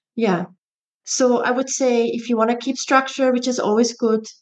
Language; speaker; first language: English; non-native, fluent; German